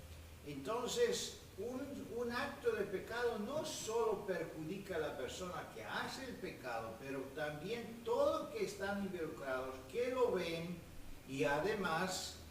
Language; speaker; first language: Spanish; non-native, fluent; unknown